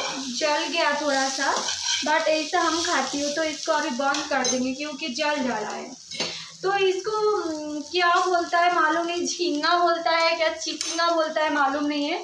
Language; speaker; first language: Hindi; non-native, local second language; Bangla